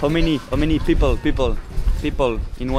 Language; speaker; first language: English; non-native, learner; French